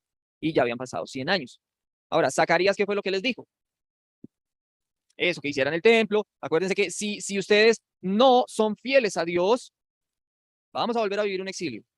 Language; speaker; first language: Spanish; native; Spanish